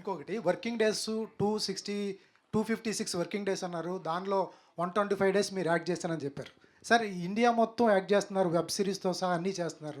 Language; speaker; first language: Telugu; native; Telugu